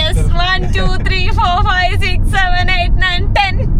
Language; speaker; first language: English; non-native, local second language; Malayalam